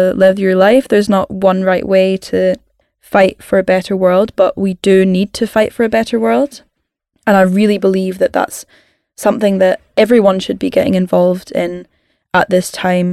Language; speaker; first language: English; native; English